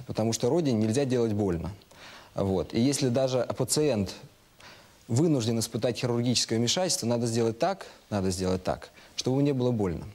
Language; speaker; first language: Russian; native; Russian